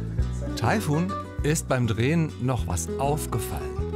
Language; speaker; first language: German; native; German